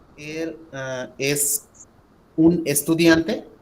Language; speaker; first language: Spanish; non-native, learner; Bangla